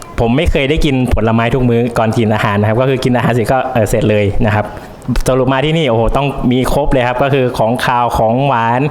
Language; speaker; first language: Thai; native; Thai